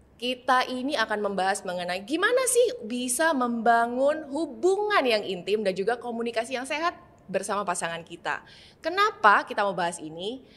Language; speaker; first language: Indonesian; native; Indonesian